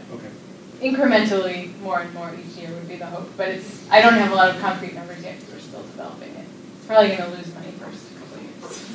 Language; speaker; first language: English; native; English